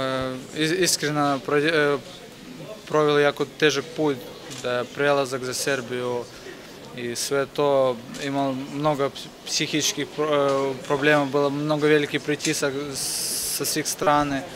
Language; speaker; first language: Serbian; non-native, learner; Russian